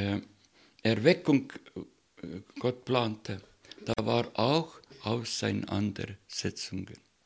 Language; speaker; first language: German; non-native, learner; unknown